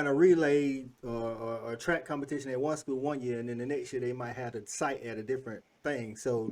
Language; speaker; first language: English; native; English